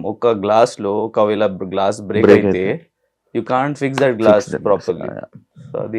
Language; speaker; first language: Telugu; non-native, learner; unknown